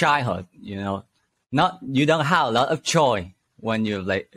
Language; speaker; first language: English; non-native, learner; Vietnamese